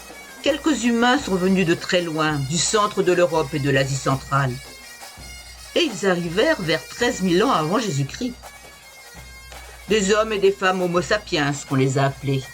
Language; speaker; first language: French; native; French